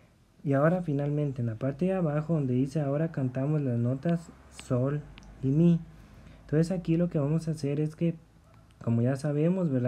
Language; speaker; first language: Spanish; native; Spanish